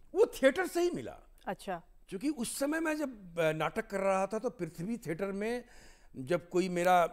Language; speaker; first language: Hindi; native; Hindi